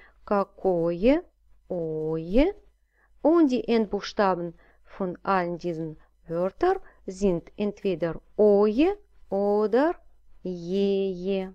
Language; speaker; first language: German; non-native, fluent; Russian